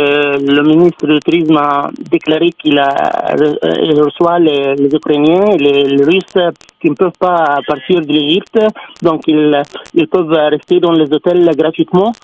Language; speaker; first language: French; non-native, fluent; Arabic